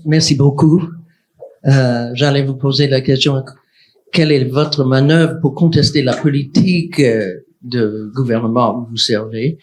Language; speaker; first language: French; non-native, fluent; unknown